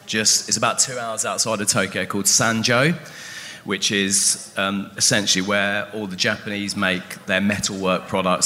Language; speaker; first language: English; native; English